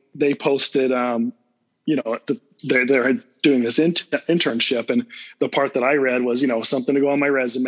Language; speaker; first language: English; native; English